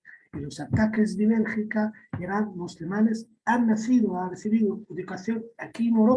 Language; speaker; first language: Spanish; non-native, fluent; Arabic